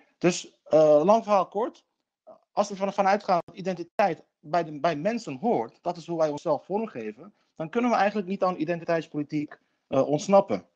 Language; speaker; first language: Dutch; early bilingual, other home language; Turkish